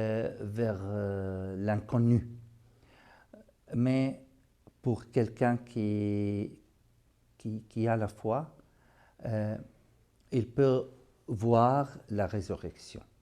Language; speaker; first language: French; non-native, fluent; Arabic